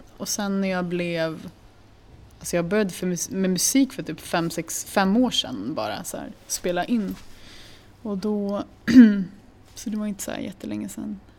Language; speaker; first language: Swedish; early bilingual, other home language; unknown